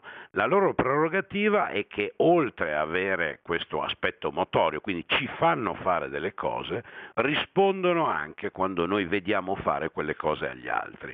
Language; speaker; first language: Italian; native; Italian